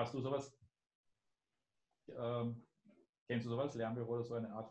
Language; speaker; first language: German; native; German